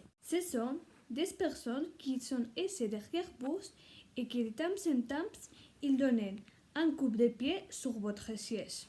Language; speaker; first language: French; non-native, learner; Spanish